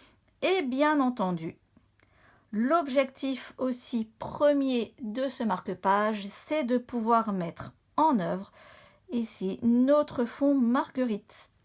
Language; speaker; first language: French; native; French